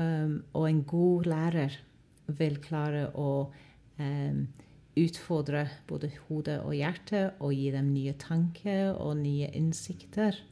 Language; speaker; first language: Norwegian; non-native, fluent; English